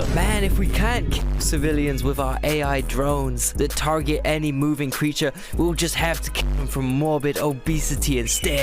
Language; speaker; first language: English; native; English